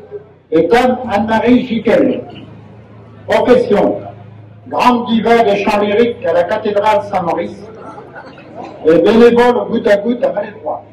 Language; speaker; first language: French; native; French